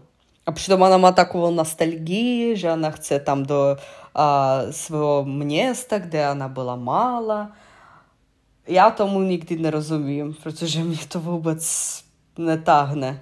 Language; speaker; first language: Czech; non-native, fluent; Russian